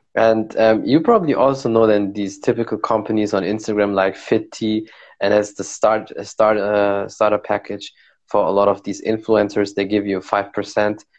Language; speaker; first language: English; non-native, fluent; Arabic